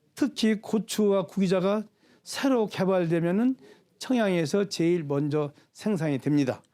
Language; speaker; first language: Korean; native; Korean